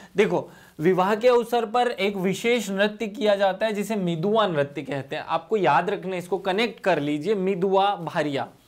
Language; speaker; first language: Hindi; native; Hindi